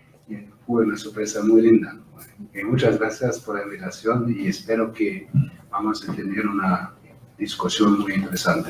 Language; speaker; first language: Spanish; non-native, fluent; German